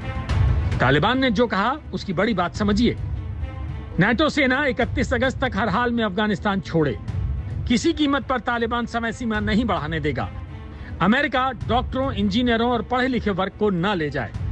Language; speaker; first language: Hindi; native; Hindi